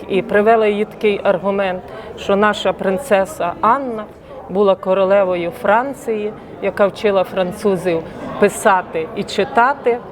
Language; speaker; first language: Ukrainian; native; Ukrainian